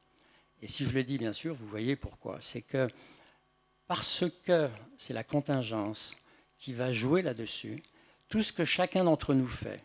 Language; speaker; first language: French; native; French